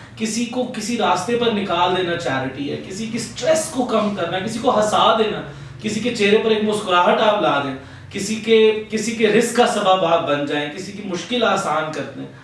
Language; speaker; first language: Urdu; native; Urdu